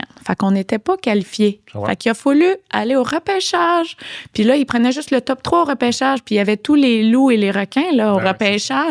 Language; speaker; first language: French; native; French